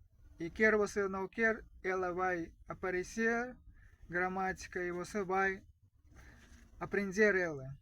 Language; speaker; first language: Portuguese; non-native, fluent; Russian